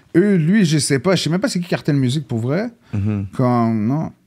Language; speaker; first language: French; early bilingual, other home language; English